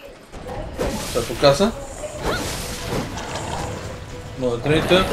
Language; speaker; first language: Spanish; native; Spanish